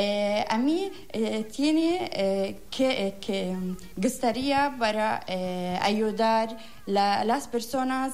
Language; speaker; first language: Spanish; non-native, learner; Arabic